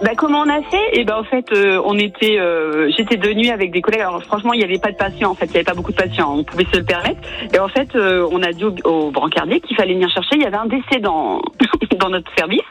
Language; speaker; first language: French; native; French